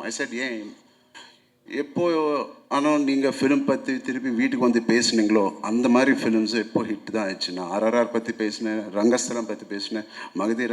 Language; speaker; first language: Tamil; non-native, local second language; Telugu